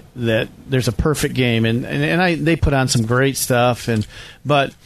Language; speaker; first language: English; native; English